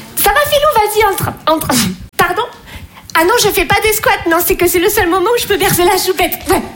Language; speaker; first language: French; native; French